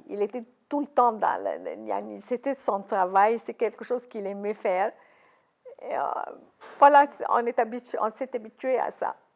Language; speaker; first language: French; non-native, fluent; Arabic